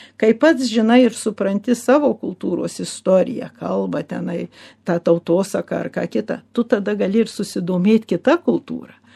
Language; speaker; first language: Lithuanian; early bilingual, heritage; Lithuanian